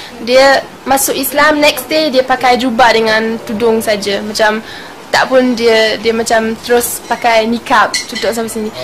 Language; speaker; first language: Malay; non-native, fluent; German